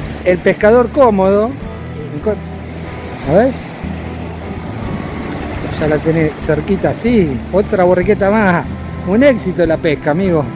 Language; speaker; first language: Spanish; native; Spanish